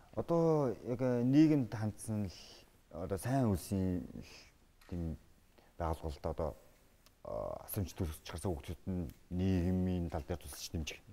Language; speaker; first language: Mongolian; native; Mongolian